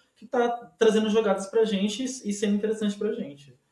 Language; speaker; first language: Portuguese; native; Portuguese